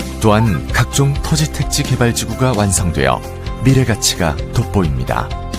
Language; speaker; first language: Korean; native; Korean